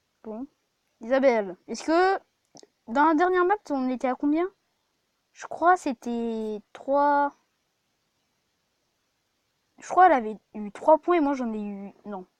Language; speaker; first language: French; native; French